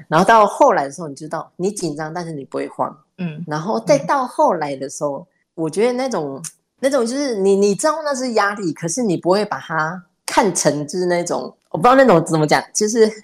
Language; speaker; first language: Chinese; native; Chinese